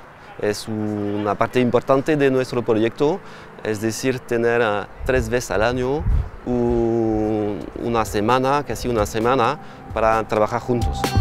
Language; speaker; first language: Spanish; non-native, fluent; French